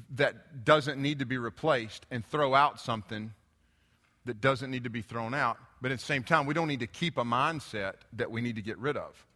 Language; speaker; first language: English; native; English